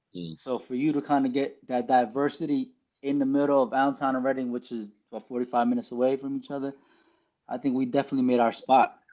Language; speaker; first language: English; early bilingual, other home language; Filipino